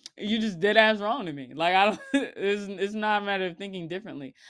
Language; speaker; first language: English; native; English